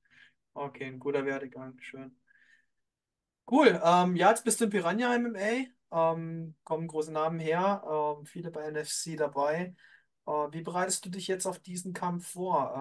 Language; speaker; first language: German; native; German